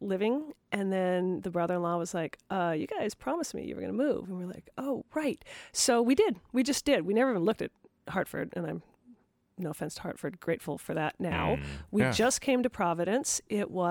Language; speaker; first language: English; native; English